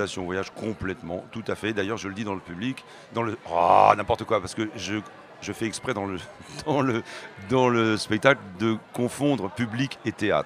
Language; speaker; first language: French; native; French